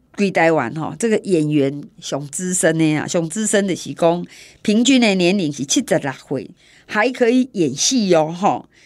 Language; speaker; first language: Chinese; native; Chinese